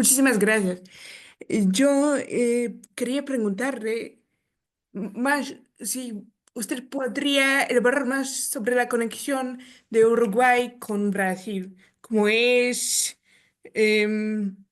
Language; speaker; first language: Spanish; non-native, fluent; Polish